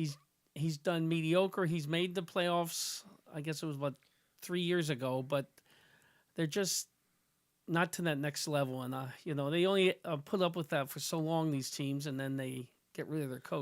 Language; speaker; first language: English; native; English